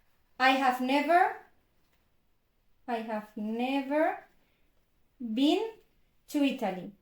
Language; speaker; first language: English; non-native, fluent; Spanish